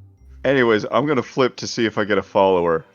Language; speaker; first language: English; native; English